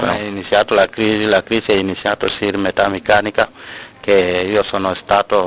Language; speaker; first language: Italian; non-native, learner; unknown